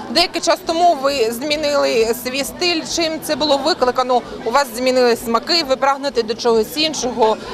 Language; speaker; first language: Ukrainian; native; Ukrainian